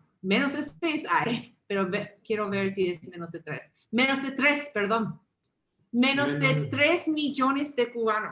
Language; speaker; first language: Spanish; early bilingual, heritage; English